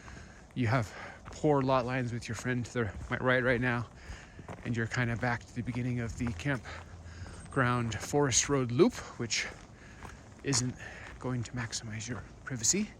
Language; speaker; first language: English; native; English